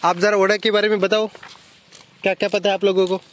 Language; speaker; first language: Hindi; non-native, local second language; Marathi